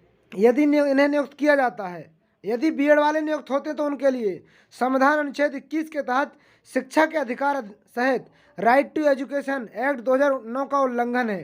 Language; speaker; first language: Hindi; native; Hindi